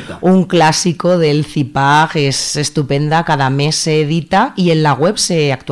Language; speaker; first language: Spanish; native; Spanish